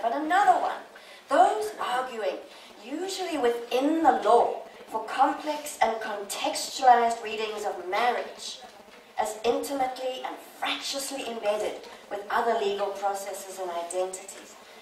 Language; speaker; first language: English; native; English